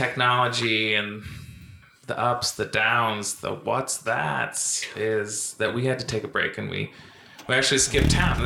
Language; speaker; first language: English; native; English